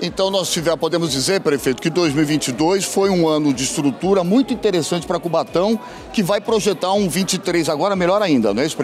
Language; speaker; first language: Portuguese; native; Portuguese